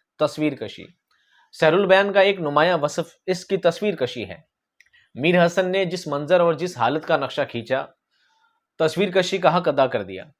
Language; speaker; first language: Urdu; native; Urdu